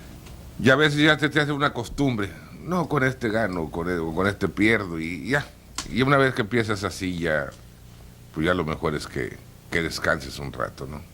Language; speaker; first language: Spanish; native; Spanish